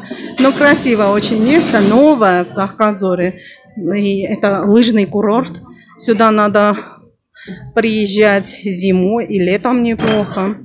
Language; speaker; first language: Russian; non-native, local second language; Armenian